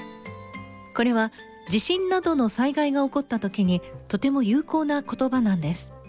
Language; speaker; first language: Japanese; native; Japanese